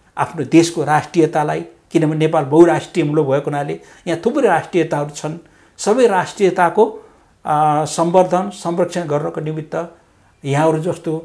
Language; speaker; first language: Nepali; non-native, local second language; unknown